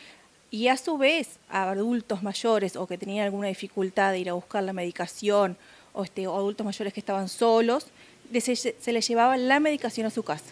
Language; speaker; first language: Spanish; native; Spanish